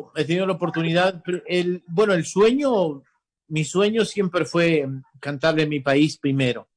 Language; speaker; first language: Spanish; native; Spanish